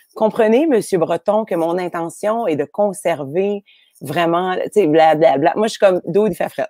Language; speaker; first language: French; native; French